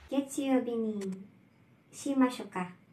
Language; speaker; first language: Japanese; non-native, learner; Filipino